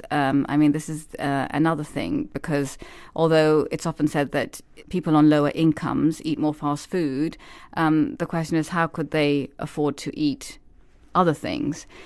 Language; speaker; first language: English; native; English